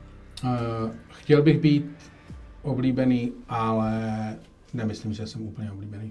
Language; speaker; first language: Czech; native; Czech